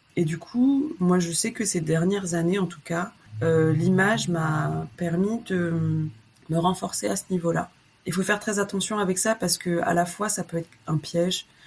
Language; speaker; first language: French; early bilingual, other home language; Chinese